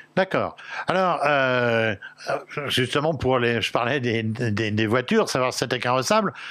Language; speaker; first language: French; native; French